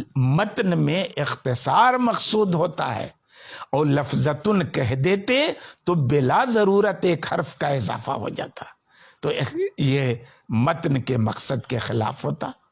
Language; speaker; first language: Urdu; native; Urdu